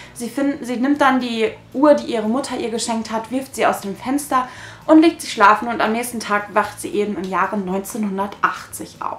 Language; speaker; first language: German; native; German